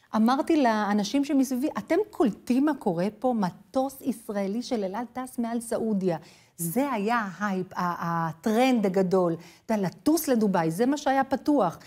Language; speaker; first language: Hebrew; non-native, fluent; English